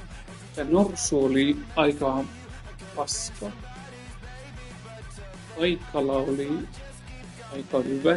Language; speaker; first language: Finnish; non-native, learner; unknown